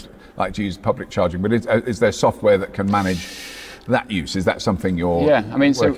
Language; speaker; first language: English; native; English